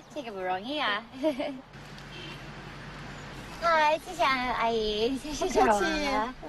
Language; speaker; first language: Chinese; non-native, fluent; English